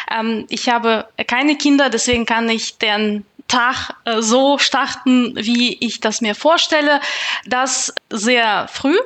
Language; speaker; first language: German; non-native, fluent; Russian